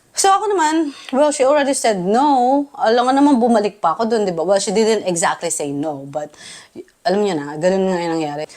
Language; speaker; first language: Filipino; native; Filipino